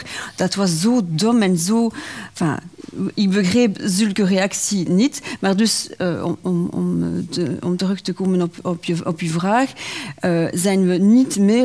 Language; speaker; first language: Dutch; non-native, local second language; French